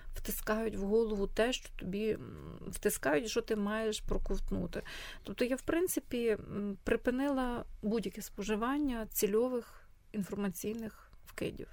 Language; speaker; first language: Ukrainian; native; Ukrainian